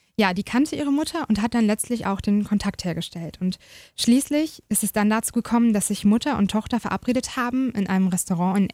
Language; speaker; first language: German; native; German